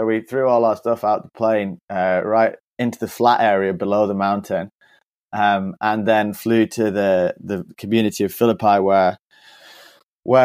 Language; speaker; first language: English; native; English